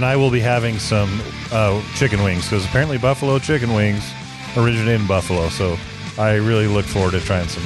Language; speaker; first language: English; native; English